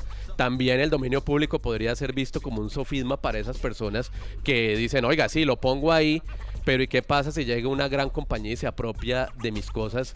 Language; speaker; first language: Spanish; native; Spanish